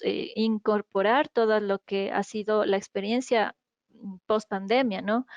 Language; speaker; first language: Spanish; native; Spanish